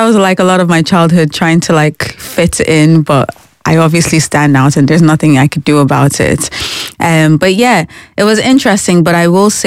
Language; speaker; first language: English; native; English